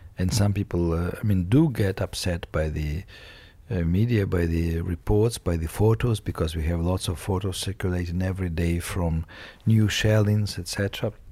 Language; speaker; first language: English; non-native, fluent; Russian